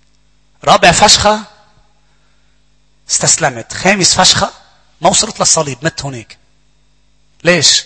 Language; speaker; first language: Arabic; native; Arabic